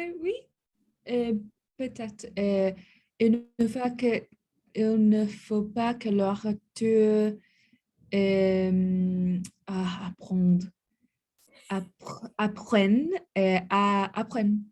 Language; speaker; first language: French; non-native, learner; English